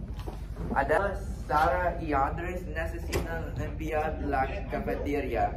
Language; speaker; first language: Spanish; non-native, learner; English